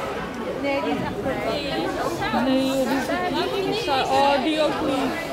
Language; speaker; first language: Dutch; non-native, fluent; Turkish